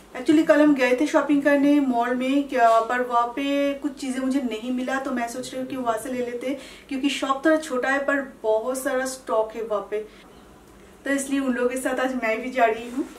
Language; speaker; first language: Hindi; non-native, local second language; Bangla